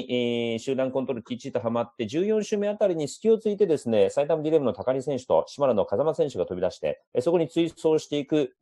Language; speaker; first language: Japanese; native; Japanese